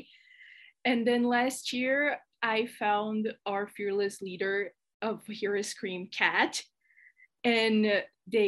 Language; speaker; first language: English; non-native, fluent; Portuguese